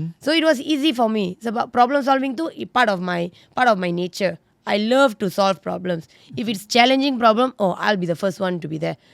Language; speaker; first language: English; non-native, local second language; Tamil